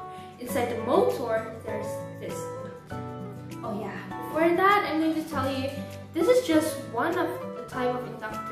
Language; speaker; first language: English; non-native, learner; Indonesian